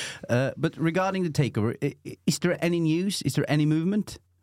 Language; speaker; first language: English; non-native, fluent; Norwegian